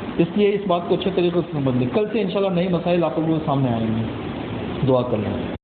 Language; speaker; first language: Urdu; non-native, local second language; Gujarati